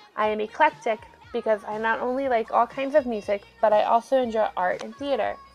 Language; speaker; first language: English; native; English